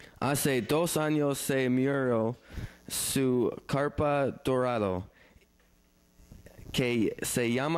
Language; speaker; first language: Spanish; non-native, learner; English